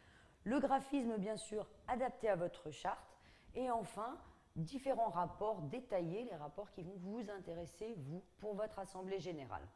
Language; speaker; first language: French; native; French